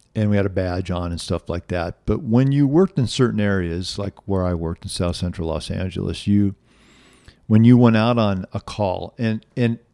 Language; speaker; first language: English; native; English